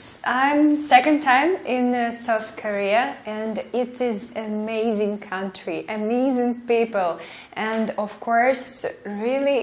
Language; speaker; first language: English; non-native, learner; Russian